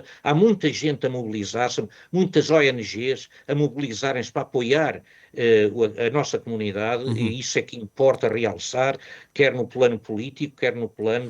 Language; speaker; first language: Portuguese; native; Portuguese